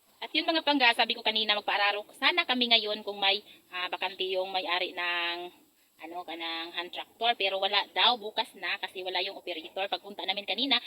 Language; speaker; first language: Filipino; non-native, local second language; Hiligaynon